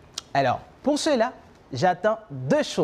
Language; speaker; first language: French; non-native, fluent; Spanish